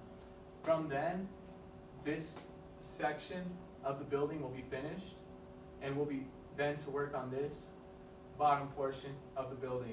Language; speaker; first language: English; native; English